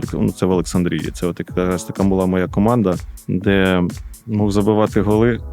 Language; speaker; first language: Ukrainian; native; Ukrainian